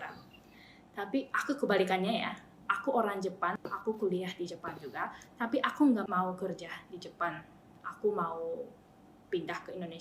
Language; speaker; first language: Indonesian; non-native, fluent; Japanese